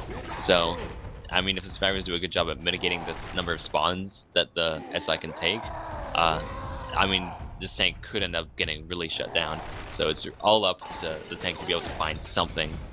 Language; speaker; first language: English; native; English